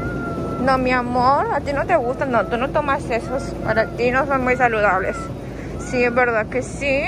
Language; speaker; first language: Spanish; native; Spanish